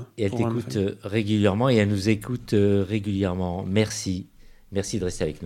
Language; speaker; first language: French; native; French